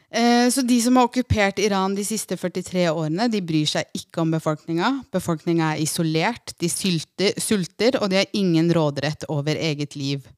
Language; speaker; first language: Norwegian; early bilingual, other home language; Persian